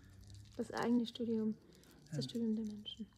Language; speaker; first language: German; native; German